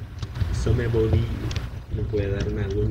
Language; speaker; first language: Spanish; early bilingual, heritage; Spanish